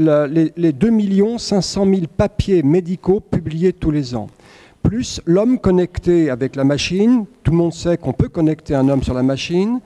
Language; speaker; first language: French; native; French